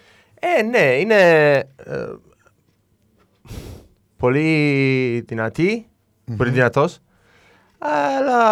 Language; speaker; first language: Greek; non-native, learner; Italian